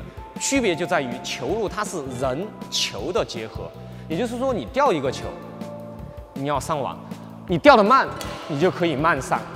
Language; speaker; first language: Chinese; native; Chinese